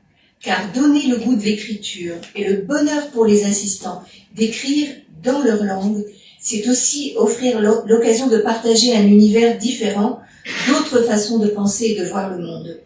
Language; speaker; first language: French; native; French